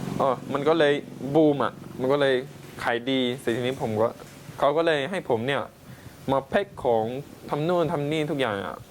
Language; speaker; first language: Thai; non-native, local second language; Pattani Malay